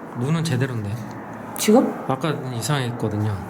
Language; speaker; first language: Korean; native; Korean